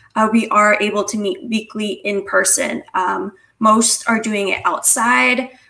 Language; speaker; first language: English; native; English